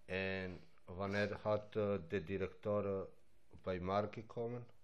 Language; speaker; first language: Dutch; non-native, local second language; Albanian